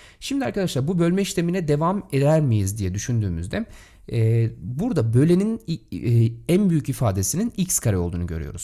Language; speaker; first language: Turkish; native; Turkish